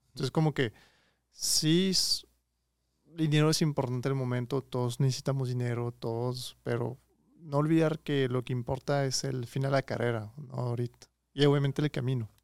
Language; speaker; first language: Spanish; non-native, fluent; French